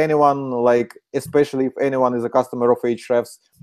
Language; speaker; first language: English; non-native, fluent; Ukrainian